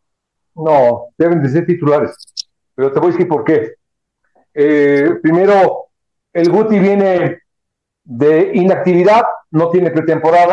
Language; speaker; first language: Spanish; native; Spanish